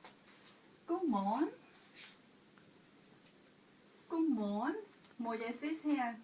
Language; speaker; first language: Danish; non-native, learner; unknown